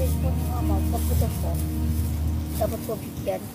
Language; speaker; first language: Filipino; native; Filipino